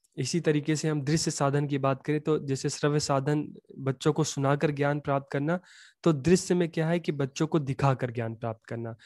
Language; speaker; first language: Hindi; native; Hindi